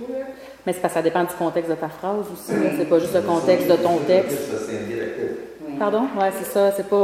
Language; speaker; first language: French; native; French